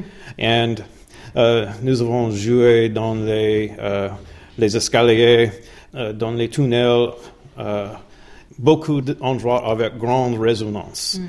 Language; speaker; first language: French; non-native, learner; English